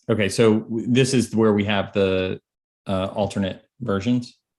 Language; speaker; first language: English; native; English